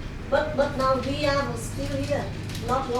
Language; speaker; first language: English; non-native, learner; Vietnamese